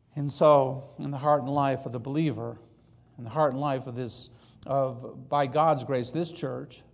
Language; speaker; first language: English; early bilingual, other home language; Polish